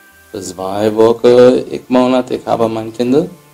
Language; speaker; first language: German; non-native, learner; English